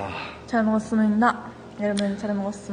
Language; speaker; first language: Korean; non-native, learner; Japanese